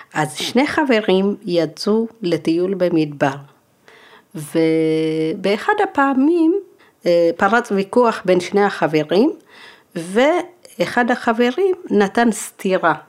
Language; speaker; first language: Hebrew; early bilingual, other home language; Amharic